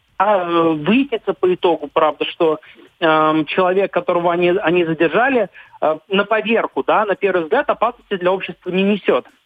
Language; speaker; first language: Russian; native; Russian